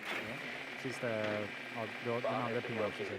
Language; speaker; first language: Swedish; native; Swedish